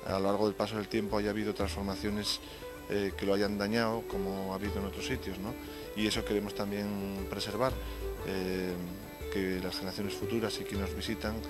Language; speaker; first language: Spanish; native; Spanish